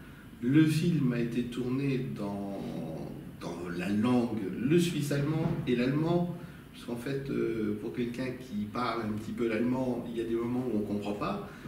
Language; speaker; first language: French; native; French